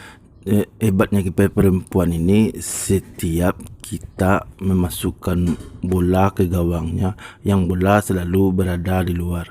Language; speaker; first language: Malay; non-native, local second language; Minangkabau